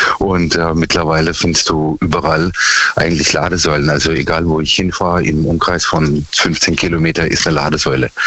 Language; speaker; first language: German; native; German